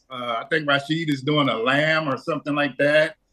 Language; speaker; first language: English; native; English